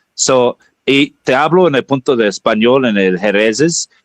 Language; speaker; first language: Spanish; non-native, learner; English